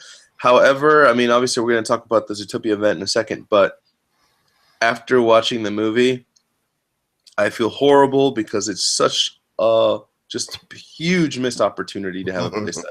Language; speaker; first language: English; native; English